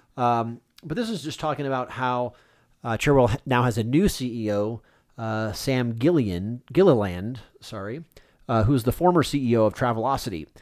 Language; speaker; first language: English; native; English